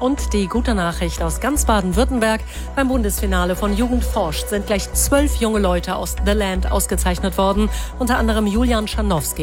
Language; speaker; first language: German; native; German